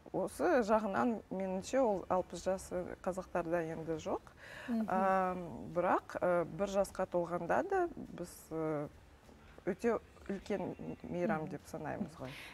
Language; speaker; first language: Kazakh; non-native, local second language; Russian